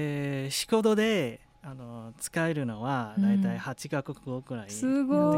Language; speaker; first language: Japanese; non-native, fluent; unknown